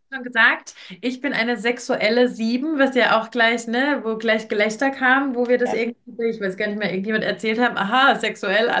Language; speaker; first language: German; native; German